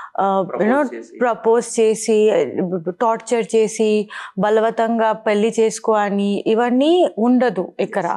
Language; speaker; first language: Telugu; non-native, learner; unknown